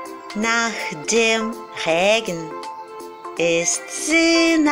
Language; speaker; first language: German; non-native, fluent; Russian